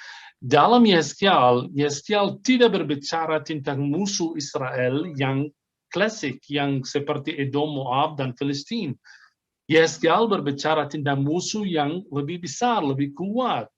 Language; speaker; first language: Indonesian; non-native, fluent; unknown